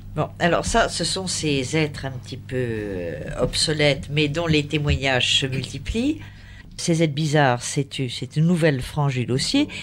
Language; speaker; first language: French; native; French